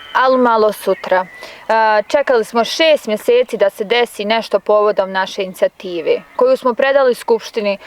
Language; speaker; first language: Bosnian; native; Bosnian